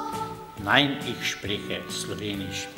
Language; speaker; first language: German; non-native, fluent; Slovenian